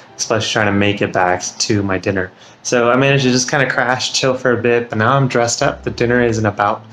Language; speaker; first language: English; native; English